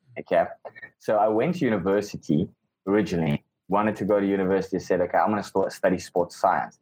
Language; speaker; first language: English; non-native, local second language; Afrikaans